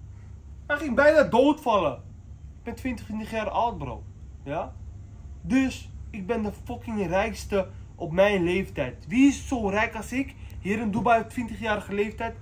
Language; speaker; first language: Dutch; early bilingual, other home language; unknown